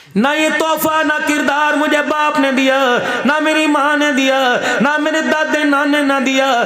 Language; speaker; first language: Urdu; non-native, local second language; Punjabi